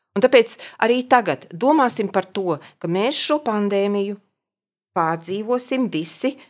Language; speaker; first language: Latvian; native; Latvian